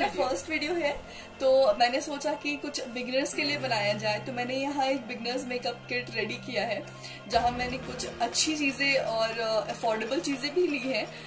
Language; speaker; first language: Hindi; native; Hindi